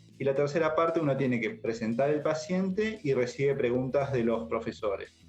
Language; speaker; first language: Spanish; native; Spanish